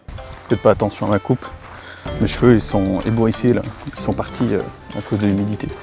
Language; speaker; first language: French; native; French